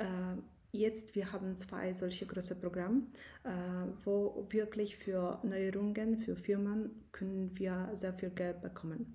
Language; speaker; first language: German; non-native, learner; Polish